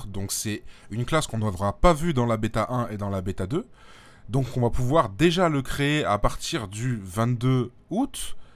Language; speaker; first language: French; native; French